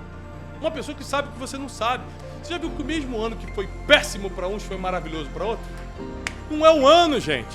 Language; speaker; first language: Portuguese; native; Portuguese